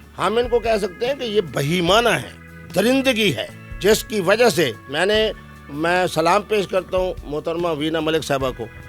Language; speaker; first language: Urdu; non-native, local second language; Saraiki